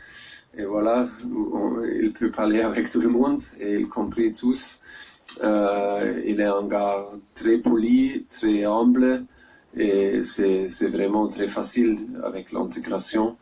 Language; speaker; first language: French; non-native, learner; German